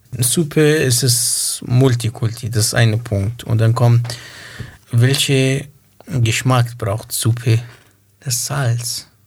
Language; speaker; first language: German; non-native, learner; Kurdish